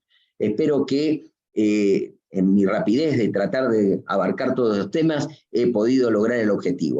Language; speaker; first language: Spanish; native; Spanish